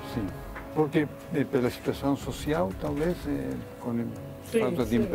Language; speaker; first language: Portuguese; non-native, fluent; Spanish